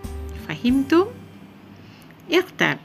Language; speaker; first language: Arabic; non-native, fluent; Malay